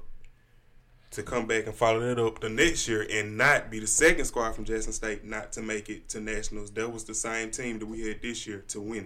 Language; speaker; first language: English; native; English